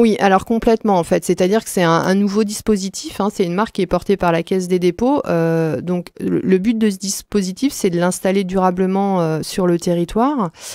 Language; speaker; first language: French; native; French